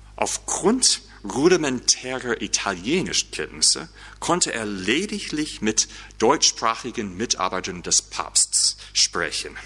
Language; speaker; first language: German; non-native, fluent; English